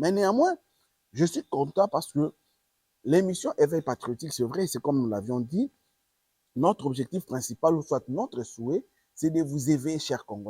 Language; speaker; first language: French; non-native, local second language; Lingala